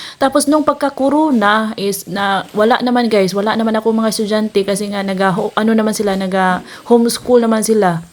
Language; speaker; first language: Filipino; non-native, local second language; Cebuano